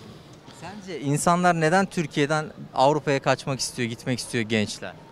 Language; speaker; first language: Turkish; native; Turkish